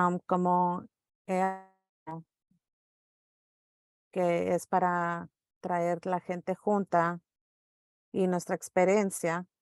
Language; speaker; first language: Spanish; early bilingual, heritage; English